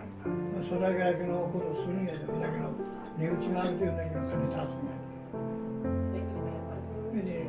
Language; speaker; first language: Japanese; native; Japanese